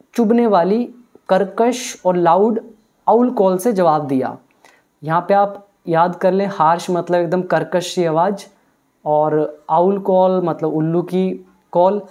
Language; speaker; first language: Hindi; native; Hindi